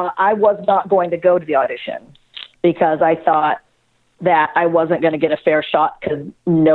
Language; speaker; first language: English; native; English